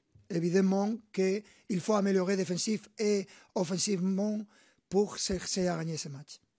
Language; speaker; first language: French; non-native, fluent; Spanish